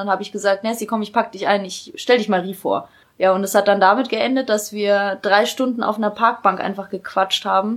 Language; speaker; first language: German; early bilingual, other home language; Polish